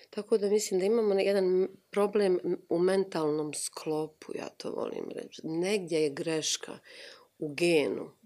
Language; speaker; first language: Croatian; native; Croatian